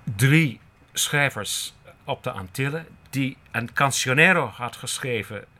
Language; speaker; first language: Dutch; non-native, fluent; English